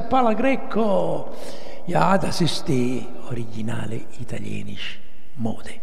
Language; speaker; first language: German; non-native, learner; Italian